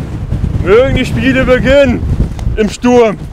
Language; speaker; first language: German; native; German